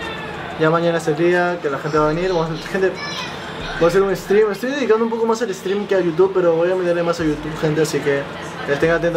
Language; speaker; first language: Spanish; native; Spanish